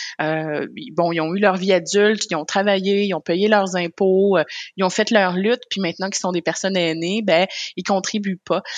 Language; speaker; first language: French; native; French